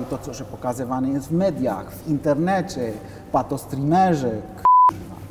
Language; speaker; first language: Polish; non-native, fluent; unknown